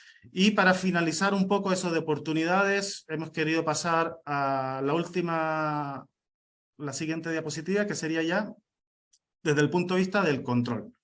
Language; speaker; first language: Spanish; native; Spanish